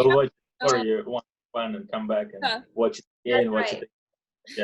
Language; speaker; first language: English; non-native, learner; Russian